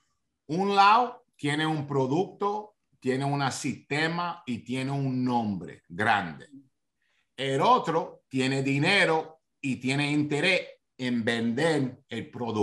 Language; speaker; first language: Spanish; early bilingual, heritage; Spanish